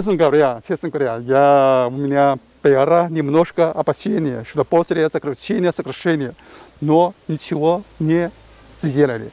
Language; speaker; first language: Russian; non-native, fluent; Chinese